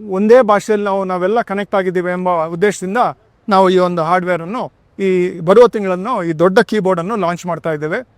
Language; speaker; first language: Kannada; non-native, local second language; Tulu